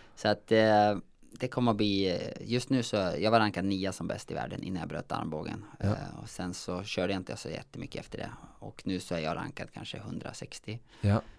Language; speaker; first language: Swedish; native; Swedish